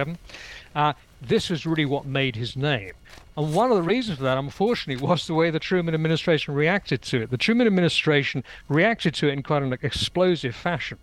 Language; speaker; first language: English; native; English